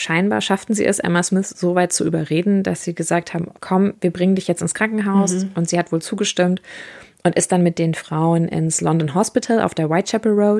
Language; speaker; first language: German; native; German